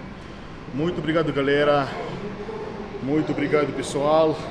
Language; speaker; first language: Portuguese; non-native, learner; Russian